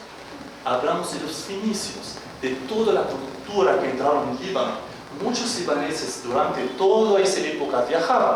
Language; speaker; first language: Spanish; non-native, fluent; Arabic